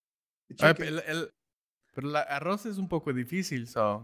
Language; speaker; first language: Spanish; early bilingual, heritage; Spanish